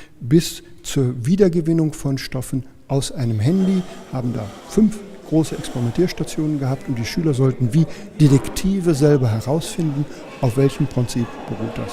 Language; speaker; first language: German; native; German